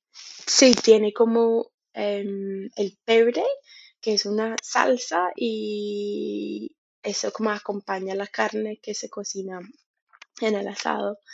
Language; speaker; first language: Spanish; non-native, fluent; English